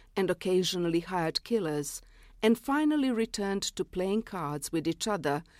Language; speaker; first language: English; non-native, fluent; Serbian